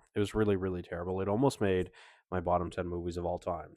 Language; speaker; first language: English; native; English